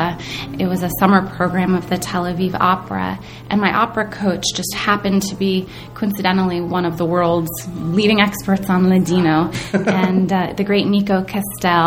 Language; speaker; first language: English; native; English